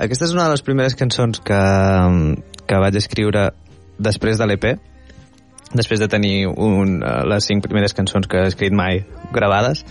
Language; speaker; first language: Catalan; native; Catalan